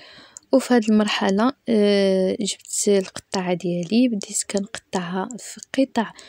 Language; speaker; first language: Arabic; native; Arabic